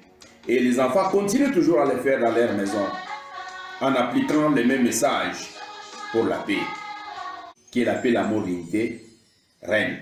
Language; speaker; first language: French; non-native, local second language; Swahili